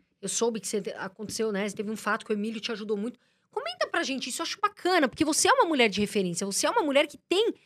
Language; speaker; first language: Portuguese; native; Portuguese